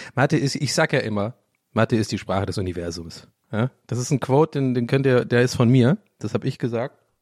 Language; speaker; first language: German; early bilingual, other home language; English